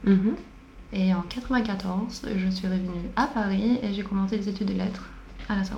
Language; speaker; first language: French; non-native, fluent; Swedish